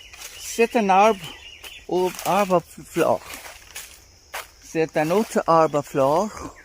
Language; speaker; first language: French; non-native, fluent; Bangla